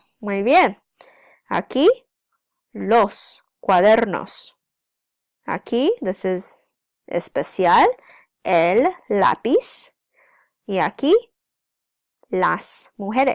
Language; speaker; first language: Spanish; non-native, fluent; English